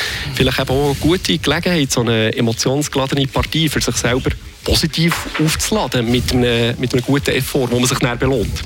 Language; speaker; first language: German; native; German